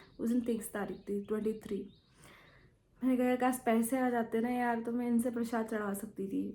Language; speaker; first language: Hindi; native; Hindi